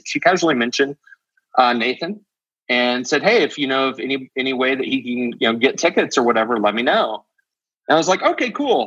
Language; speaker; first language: English; native; English